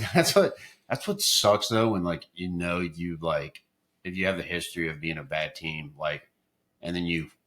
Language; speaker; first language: English; native; English